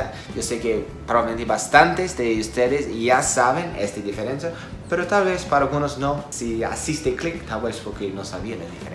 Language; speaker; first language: Spanish; non-native, fluent; Portuguese